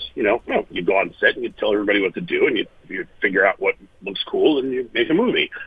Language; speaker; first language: English; native; English